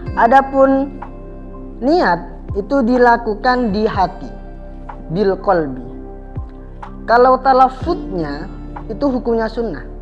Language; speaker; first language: Indonesian; non-native, local second language; Madurese